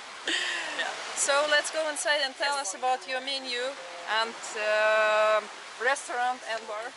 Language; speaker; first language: English; non-native, fluent; Russian